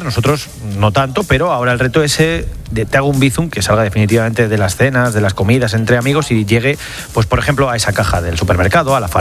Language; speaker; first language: Spanish; native; Spanish